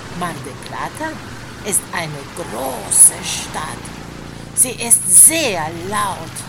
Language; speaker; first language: German; non-native, fluent; Spanish